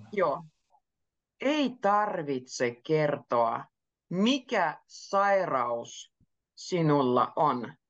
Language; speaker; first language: Finnish; native; Finnish